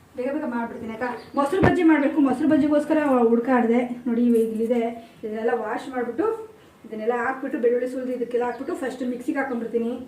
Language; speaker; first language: Kannada; native; Kannada